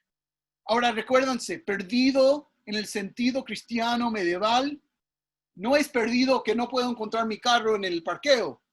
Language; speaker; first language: Spanish; early bilingual, heritage; English